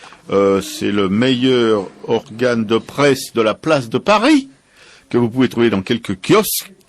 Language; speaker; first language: French; native; French